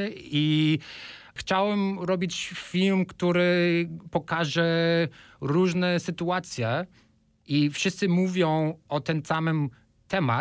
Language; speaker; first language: Polish; non-native, fluent; English